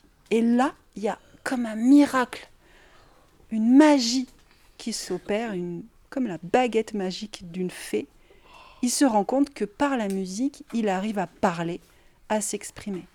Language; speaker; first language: French; native; French